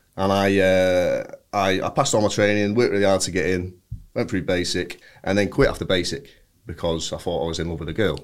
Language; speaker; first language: English; native; English